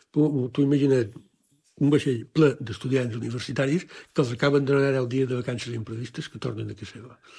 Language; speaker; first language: Catalan; native; Catalan